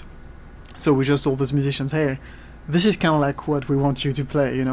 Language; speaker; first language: English; non-native, fluent; French